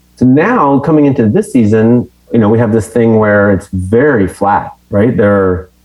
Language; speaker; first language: English; native; English